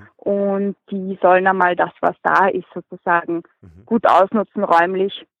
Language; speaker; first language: German; native; German